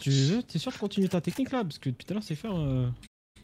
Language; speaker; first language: French; native; French